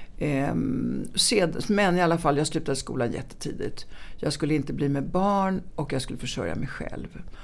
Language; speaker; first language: Swedish; early bilingual, other home language; Italian